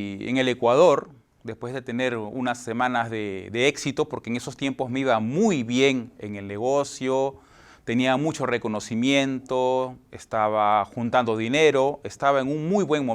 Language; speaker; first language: Spanish; native; Spanish